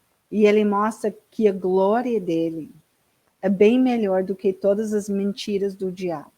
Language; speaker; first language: Portuguese; non-native, learner; English